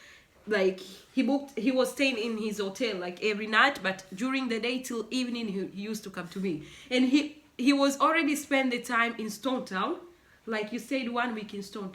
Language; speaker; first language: English; non-native, local second language; Swahili